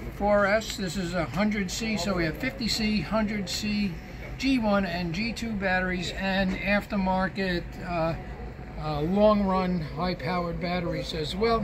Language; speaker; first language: English; native; English